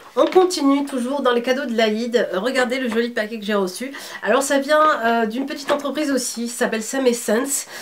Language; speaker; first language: French; early bilingual, other home language; Arabic